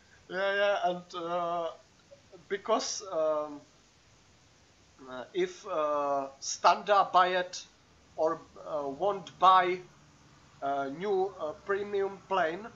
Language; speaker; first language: English; non-native, learner; Czech